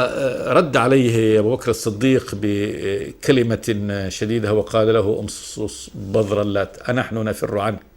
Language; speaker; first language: Arabic; native; Arabic